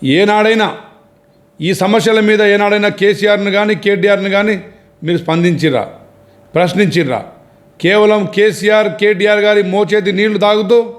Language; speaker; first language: Telugu; non-native, local second language; Lambadi